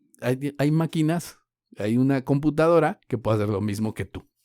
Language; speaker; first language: Spanish; native; Spanish